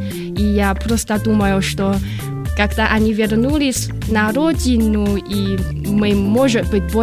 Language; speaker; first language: Russian; non-native, learner; Chinese